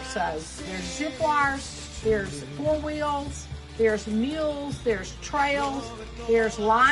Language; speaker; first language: English; native; English